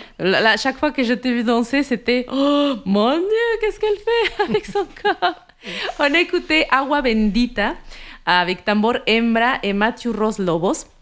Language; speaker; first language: French; non-native, fluent; Spanish